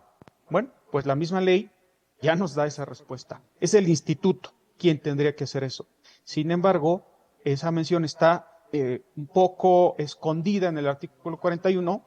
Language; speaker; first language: Spanish; native; Spanish